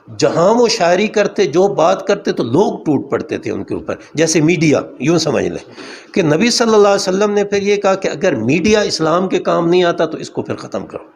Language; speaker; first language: Urdu; non-native, local second language; Punjabi